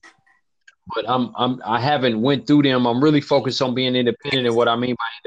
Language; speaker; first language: English; native; English